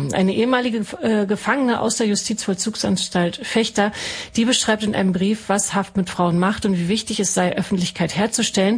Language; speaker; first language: German; native; German